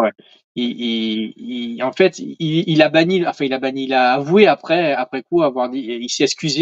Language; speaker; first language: French; native; French